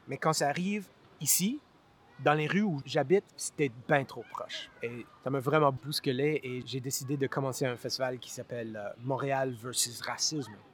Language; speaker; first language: French; non-native, local second language; English